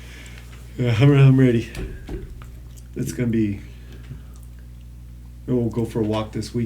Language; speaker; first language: English; native; English